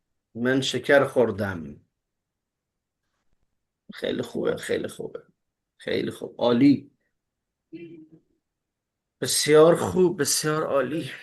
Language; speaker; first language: Persian; non-native, fluent; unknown